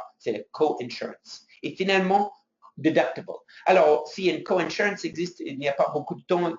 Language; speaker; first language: French; non-native, fluent; English